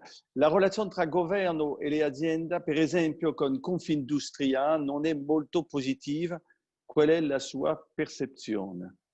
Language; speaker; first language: Italian; non-native, fluent; French